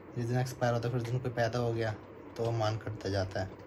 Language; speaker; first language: Hindi; native; Hindi